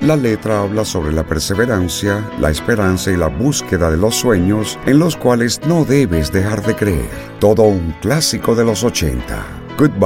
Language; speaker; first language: Spanish; native; Spanish